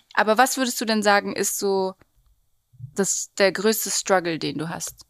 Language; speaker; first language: German; native; German